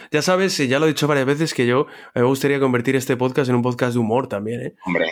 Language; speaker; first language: Spanish; native; Spanish